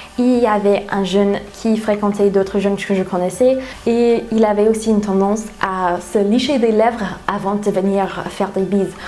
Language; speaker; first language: French; non-native, fluent; English